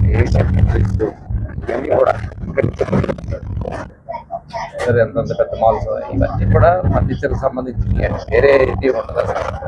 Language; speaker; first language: Telugu; native; Telugu